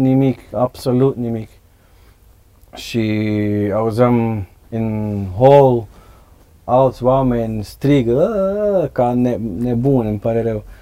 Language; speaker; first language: Romanian; non-native, learner; Dutch